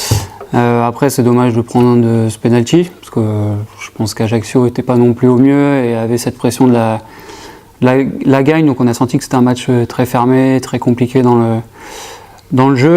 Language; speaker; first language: French; native; French